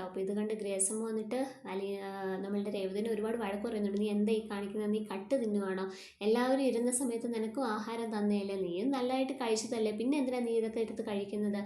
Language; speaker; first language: Malayalam; native; Malayalam